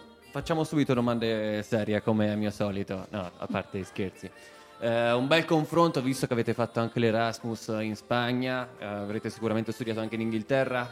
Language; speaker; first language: Italian; native; Italian